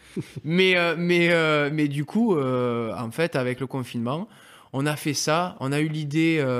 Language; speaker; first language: French; native; French